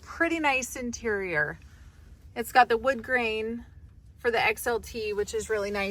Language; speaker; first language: English; native; English